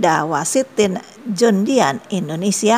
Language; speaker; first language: Arabic; non-native, fluent; Indonesian